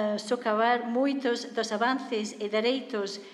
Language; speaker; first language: Galician; non-native, fluent; English